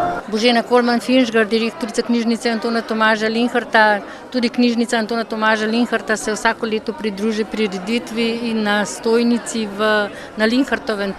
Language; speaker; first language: Slovenian; native; Slovenian